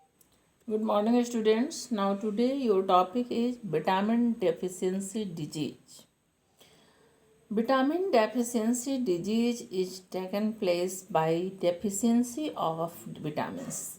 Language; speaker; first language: English; non-native, local second language; Hindi